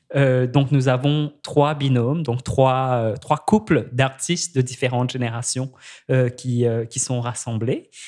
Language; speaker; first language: French; native; French